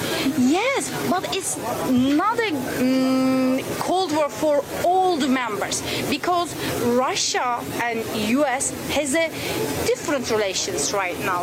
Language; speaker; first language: English; non-native, fluent; Turkish